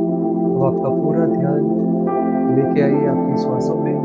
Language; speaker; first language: Hindi; native; Hindi